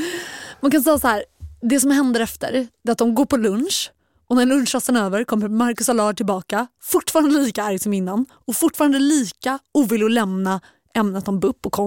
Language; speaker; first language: Swedish; native; Swedish